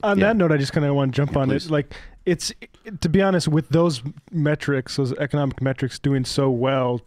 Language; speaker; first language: English; native; English